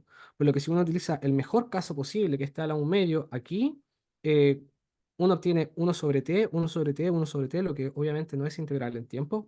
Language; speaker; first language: Spanish; native; Spanish